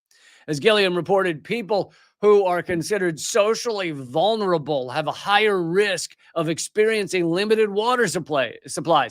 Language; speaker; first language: English; native; English